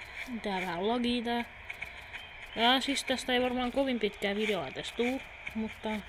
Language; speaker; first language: Finnish; native; Finnish